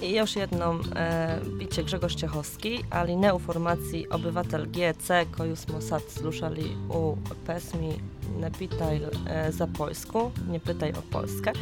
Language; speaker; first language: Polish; non-native, learner; Serbian